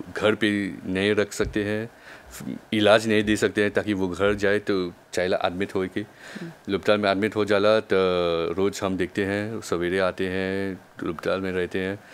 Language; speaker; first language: Hindi; non-native, local second language; Bhojpuri